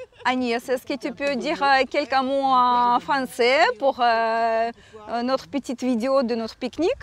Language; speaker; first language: French; non-native, learner; Russian